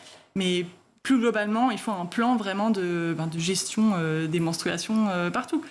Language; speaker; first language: French; native; French